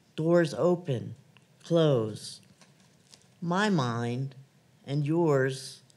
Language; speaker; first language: English; native; English